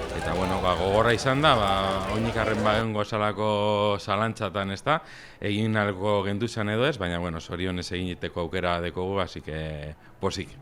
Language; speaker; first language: Basque; native; Basque